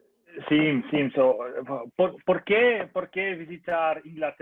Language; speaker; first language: Portuguese; non-native, learner; German